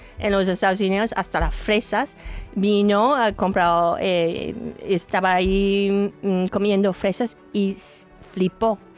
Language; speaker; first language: Spanish; non-native, fluent; English